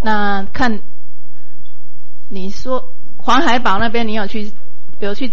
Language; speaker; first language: Chinese; non-native, local second language; Min Nan Chinese